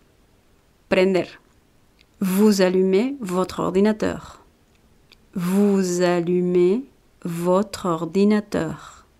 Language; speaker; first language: French; non-native, fluent; Spanish